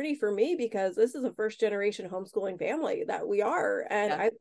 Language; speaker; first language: English; native; English